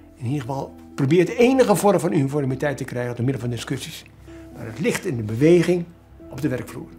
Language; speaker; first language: Dutch; native; Dutch